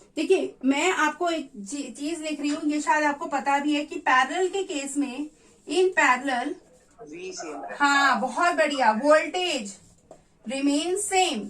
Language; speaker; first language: Hindi; native; Hindi